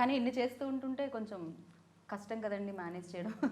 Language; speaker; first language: Telugu; native; Telugu